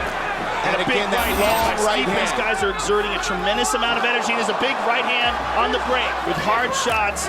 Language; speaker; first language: English; native; English